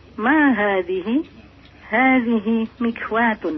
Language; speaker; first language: Arabic; non-native, learner; Indonesian